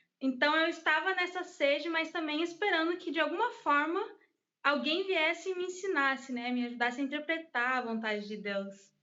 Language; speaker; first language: Portuguese; early bilingual, heritage; English